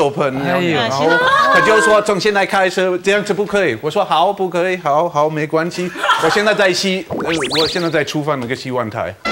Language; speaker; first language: Chinese; non-native, fluent; German